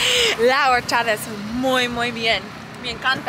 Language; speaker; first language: Spanish; non-native, learner; English